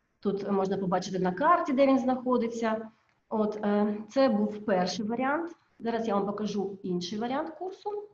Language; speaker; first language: Ukrainian; native; Ukrainian